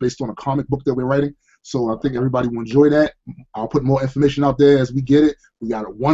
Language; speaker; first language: English; native; English